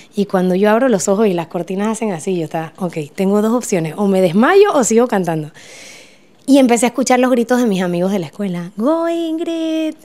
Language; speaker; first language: Spanish; native; Spanish